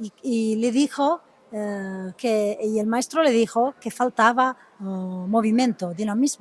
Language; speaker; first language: Spanish; non-native, fluent; Italian